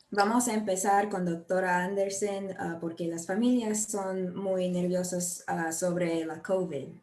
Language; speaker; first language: Spanish; non-native, learner; English